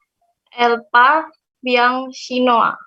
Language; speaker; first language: French; non-native, learner; Indonesian